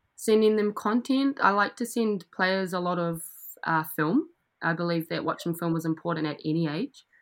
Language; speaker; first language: English; native; English